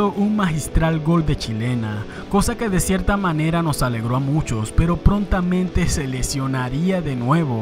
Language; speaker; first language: Spanish; native; Spanish